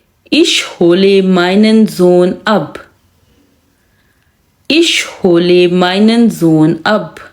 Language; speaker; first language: German; non-native, fluent; Urdu